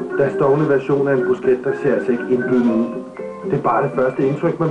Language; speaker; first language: Danish; native; Danish